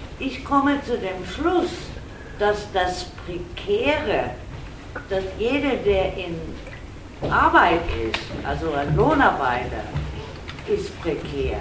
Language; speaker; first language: German; non-native, fluent; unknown